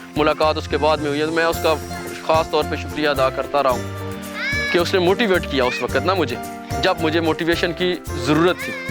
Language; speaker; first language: Urdu; non-native, local second language; Punjabi